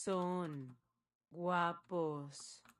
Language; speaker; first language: Spanish; non-native, learner; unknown